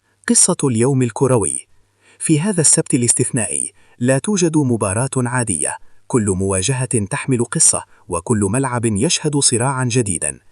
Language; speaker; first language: Arabic; native; Arabic